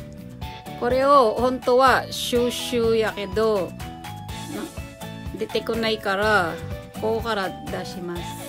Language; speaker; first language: Japanese; non-native, fluent; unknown